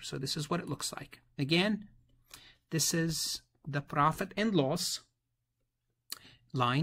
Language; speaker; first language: English; non-native, fluent; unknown